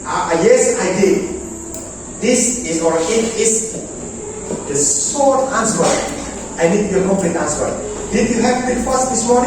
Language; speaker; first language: English; non-native, learner; Indonesian